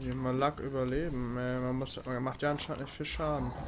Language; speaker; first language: German; native; German